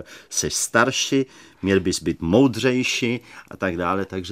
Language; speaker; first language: Czech; native; Czech